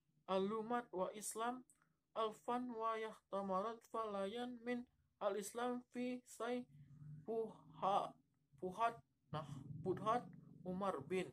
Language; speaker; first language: Arabic; non-native, learner; Indonesian